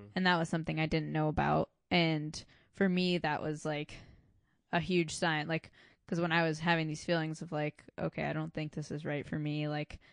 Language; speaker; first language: English; native; English